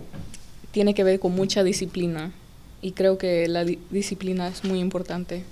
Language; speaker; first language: Spanish; early bilingual, heritage; English